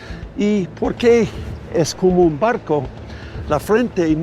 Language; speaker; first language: Spanish; non-native, fluent; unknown